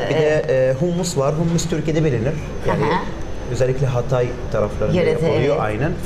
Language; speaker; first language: Turkish; non-native, fluent; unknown